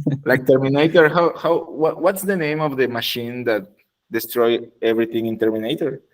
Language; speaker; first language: English; non-native, learner; Spanish